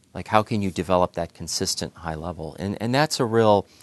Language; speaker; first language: English; native; English